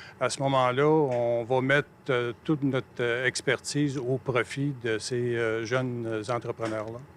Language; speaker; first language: French; native; French